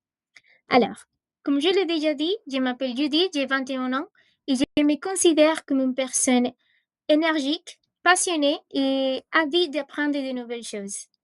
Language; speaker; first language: French; non-native, fluent; Spanish